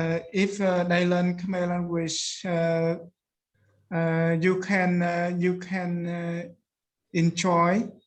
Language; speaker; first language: English; non-native, learner; Khmer